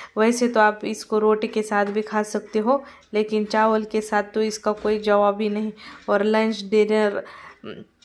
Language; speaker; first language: Hindi; non-native, local second language; Marathi